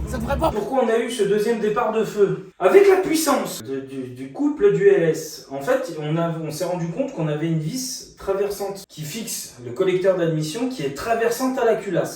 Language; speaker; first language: French; native; French